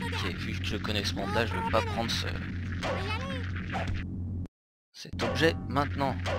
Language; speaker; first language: French; native; French